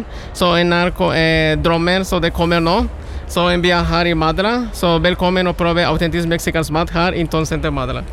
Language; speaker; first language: Norwegian; non-native, learner; Spanish